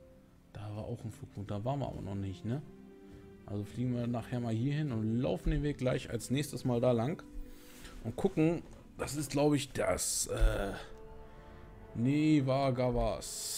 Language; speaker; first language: German; native; German